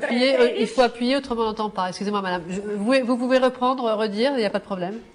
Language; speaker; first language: French; native; French